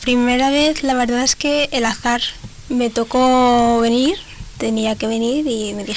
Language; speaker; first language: Spanish; early bilingual, other home language; Arabic